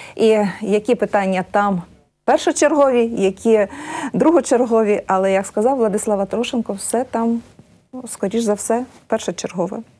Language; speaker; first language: Ukrainian; native; Ukrainian